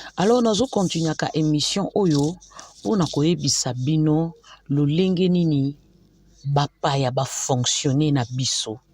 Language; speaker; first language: Lingala; native; Lingala